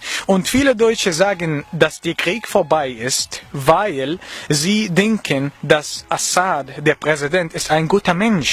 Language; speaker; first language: German; non-native, learner; Arabic